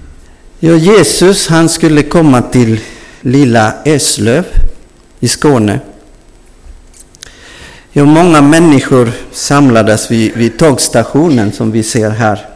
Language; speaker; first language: Swedish; non-native, fluent; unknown